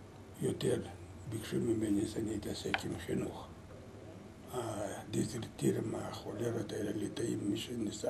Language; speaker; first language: Hebrew; non-native, learner; Lithuanian